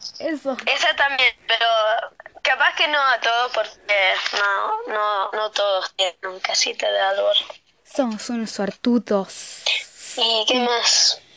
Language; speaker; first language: Spanish; early bilingual, heritage; Spanish